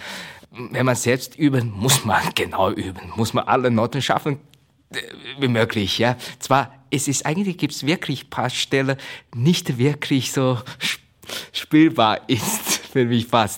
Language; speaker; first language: German; non-native, fluent; Chinese